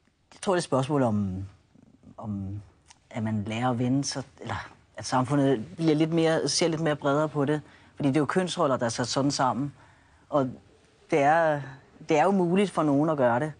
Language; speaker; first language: Danish; native; Danish